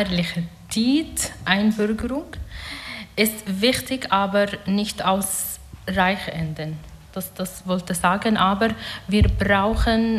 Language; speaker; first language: German; non-native, learner; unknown